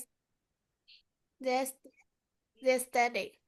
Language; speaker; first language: English; non-native, learner; Vietnamese